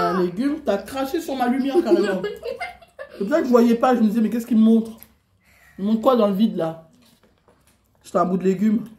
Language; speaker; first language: French; native; French